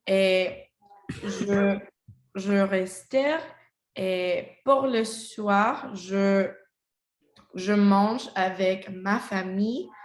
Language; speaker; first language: French; non-native, learner; Spanish